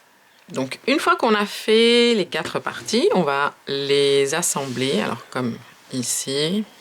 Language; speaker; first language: French; native; French